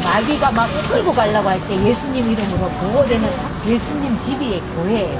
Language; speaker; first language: Korean; native; Korean